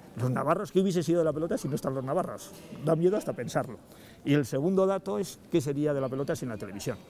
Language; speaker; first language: Spanish; native; Spanish